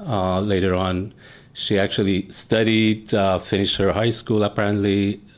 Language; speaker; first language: English; non-native, fluent; Persian